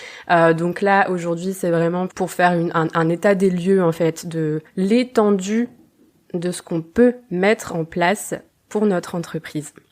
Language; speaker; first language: French; native; French